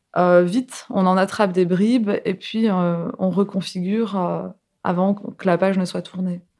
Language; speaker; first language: French; native; French